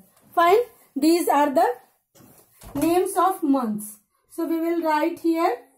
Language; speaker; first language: English; non-native, local second language; Hindi